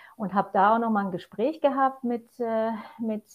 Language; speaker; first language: German; non-native, fluent; Polish